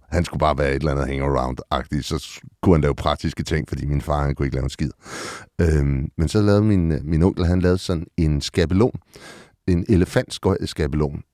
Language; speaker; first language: Danish; native; Danish